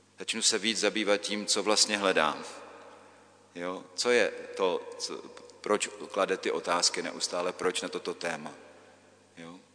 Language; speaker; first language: Czech; native; Czech